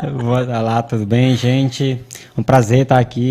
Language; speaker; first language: Portuguese; native; Portuguese